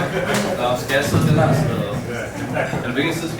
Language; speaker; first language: Danish; early bilingual, other home language; Tamil